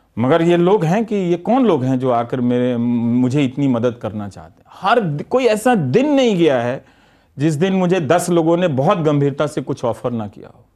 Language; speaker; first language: Hindi; native; Hindi